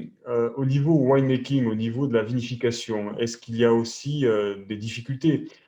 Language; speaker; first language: French; native; French